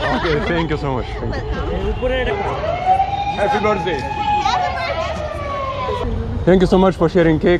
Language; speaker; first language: English; non-native, learner; Lithuanian